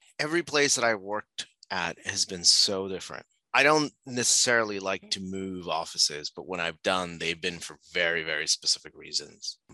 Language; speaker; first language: English; non-native, local second language; Spanish